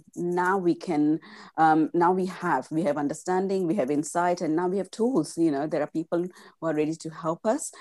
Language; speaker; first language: English; non-native, local second language; Gujarati